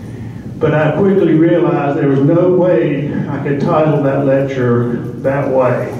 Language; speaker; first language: English; native; English